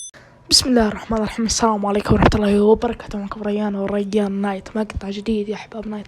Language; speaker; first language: Arabic; native; Arabic